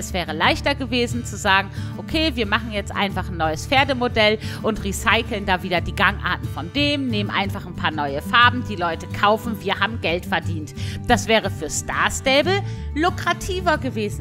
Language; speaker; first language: German; native; German